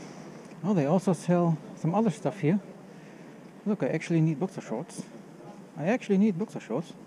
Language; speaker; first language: English; non-native, fluent; German